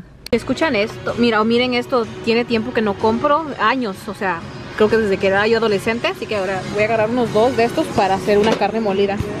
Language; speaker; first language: Spanish; early bilingual, heritage; Spanish